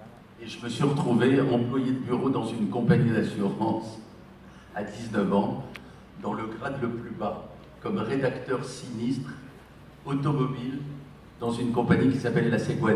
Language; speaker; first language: French; native; French